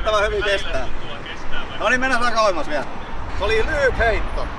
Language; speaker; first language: Finnish; native; Finnish